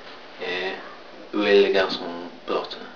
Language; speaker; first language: French; non-native, learner; English